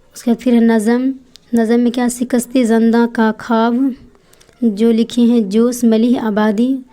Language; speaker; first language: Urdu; native; Urdu